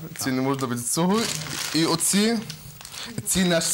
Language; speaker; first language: Ukrainian; non-native, learner; Arabic